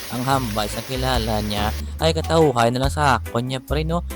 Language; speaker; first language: Filipino; native; Filipino